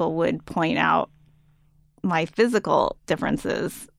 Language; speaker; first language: English; native; English